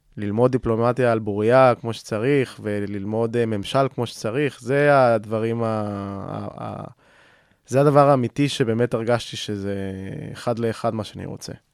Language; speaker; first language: Hebrew; non-native, fluent; Spanish